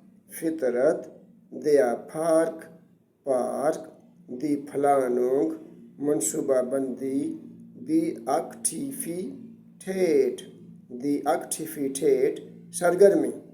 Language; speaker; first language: German; non-native, learner; Urdu